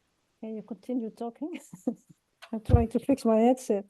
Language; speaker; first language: English; non-native, fluent; Dutch